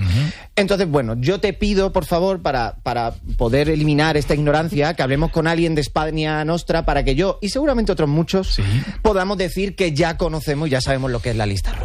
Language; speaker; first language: Spanish; native; Spanish